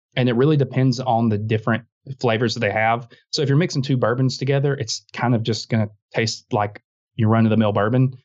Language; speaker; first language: English; native; English